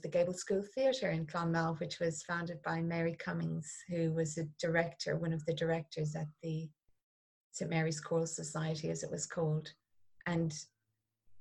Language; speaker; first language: English; native; English